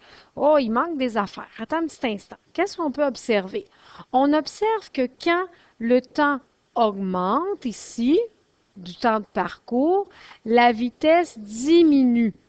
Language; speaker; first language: French; native; French